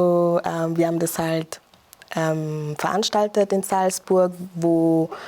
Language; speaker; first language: German; non-native, fluent; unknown